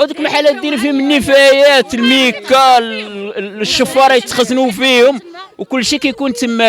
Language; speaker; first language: Arabic; native; Arabic